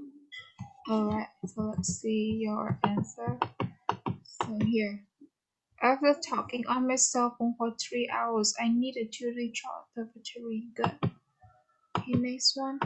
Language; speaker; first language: English; non-native, fluent; Vietnamese